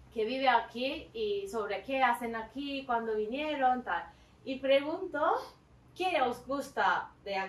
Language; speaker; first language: Spanish; non-native, learner; Turkish